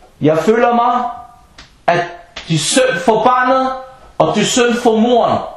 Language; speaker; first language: Danish; non-native, fluent; Arabic